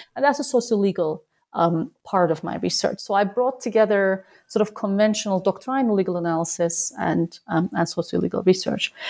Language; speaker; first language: English; non-native, fluent; Turkish